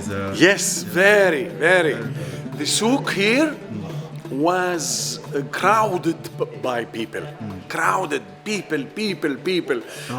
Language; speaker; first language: English; non-native, learner; Arabic